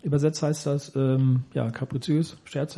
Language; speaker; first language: German; native; German